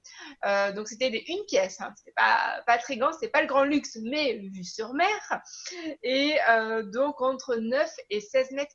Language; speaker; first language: French; native; French